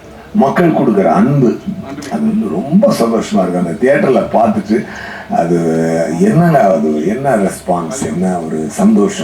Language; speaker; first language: Tamil; native; Tamil